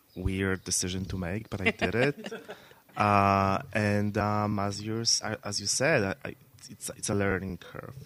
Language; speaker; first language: English; non-native, fluent; Polish